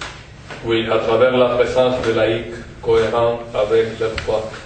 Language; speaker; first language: French; non-native, fluent; Spanish